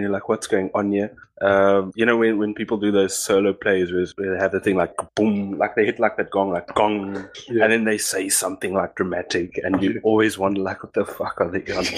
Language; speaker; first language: English; non-native, local second language; Afrikaans